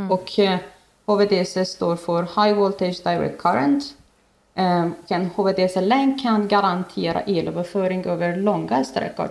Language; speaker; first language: Swedish; non-native, fluent; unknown